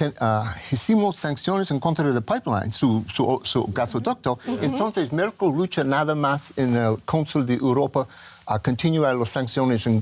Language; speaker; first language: Spanish; non-native, learner; English